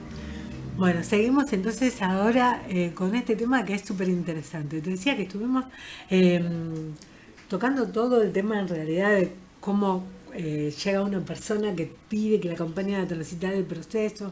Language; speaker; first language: Spanish; native; Spanish